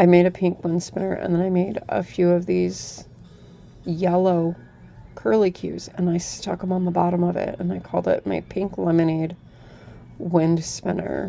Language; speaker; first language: English; native; English